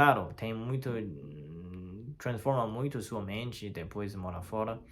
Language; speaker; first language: Portuguese; non-native, fluent; Chinese